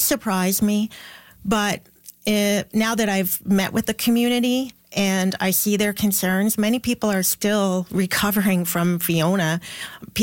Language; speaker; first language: English; native; English